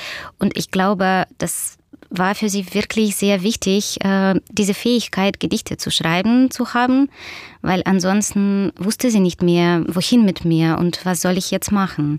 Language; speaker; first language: German; non-native, fluent; Russian